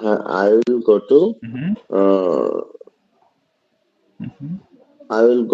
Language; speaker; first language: English; non-native, learner; Bangla